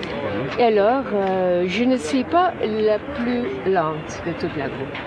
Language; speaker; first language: French; non-native, fluent; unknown